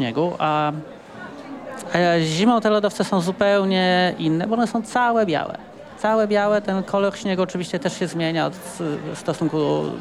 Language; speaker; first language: Polish; native; Polish